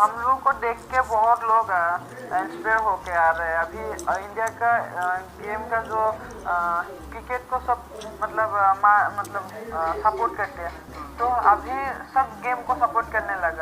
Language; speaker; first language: Hindi; non-native, local second language; Assamese